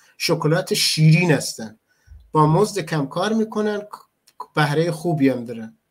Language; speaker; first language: Persian; native; Persian